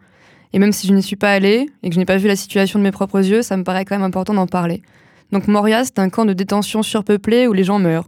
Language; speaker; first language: French; native; French